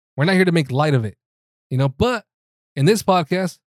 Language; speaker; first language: English; early bilingual, other home language; Spanish